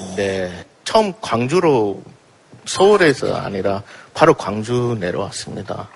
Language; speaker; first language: Korean; non-native, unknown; English